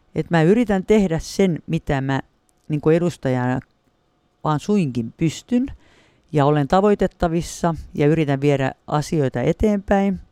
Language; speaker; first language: Finnish; native; Finnish